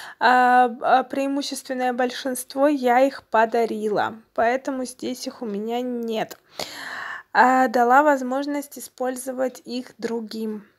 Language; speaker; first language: Russian; non-native, local second language; Armenian